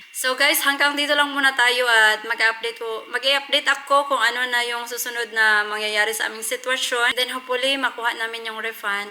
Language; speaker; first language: Filipino; non-native, local second language; Cebuano